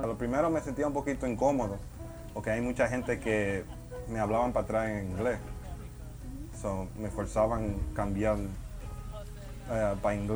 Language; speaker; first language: Spanish; early bilingual, heritage; Spanish